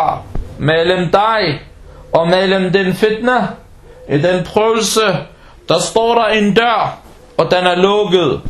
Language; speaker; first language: Danish; early bilingual, other home language; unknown